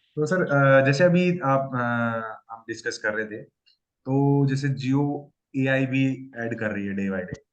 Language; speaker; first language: Hindi; native; Hindi